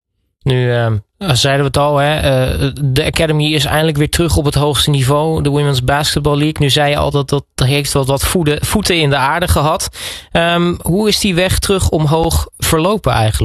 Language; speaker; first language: Dutch; native; Dutch